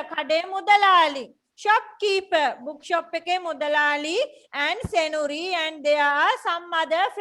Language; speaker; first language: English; non-native, fluent; Sinhala